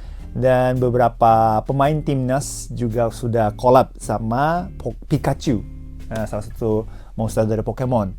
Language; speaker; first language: Indonesian; non-native, fluent; Japanese